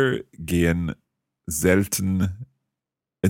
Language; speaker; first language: German; non-native, learner; English